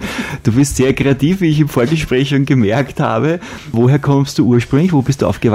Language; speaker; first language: German; native; German